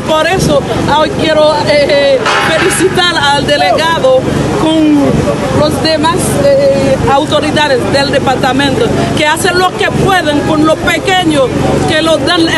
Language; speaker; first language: Spanish; non-native, fluent; Haitian Creole